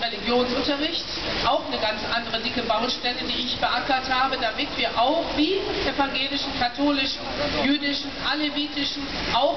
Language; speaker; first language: German; native; German